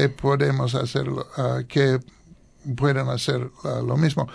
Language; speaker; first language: Spanish; non-native, learner; English